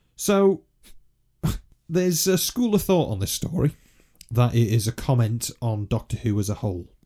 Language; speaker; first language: English; native; English